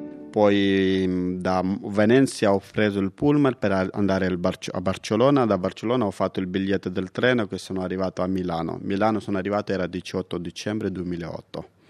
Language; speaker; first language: Italian; non-native, fluent; Pashto